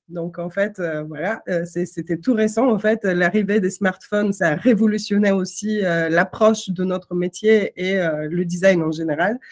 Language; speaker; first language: French; non-native, fluent; Russian